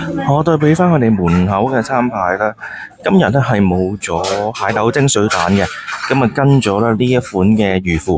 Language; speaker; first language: Cantonese; native; Cantonese